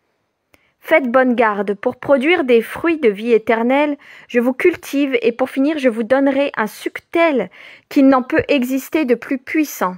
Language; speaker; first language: French; native; French